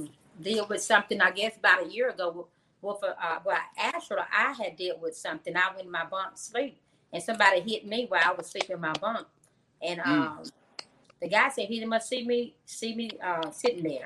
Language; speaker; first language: English; native; English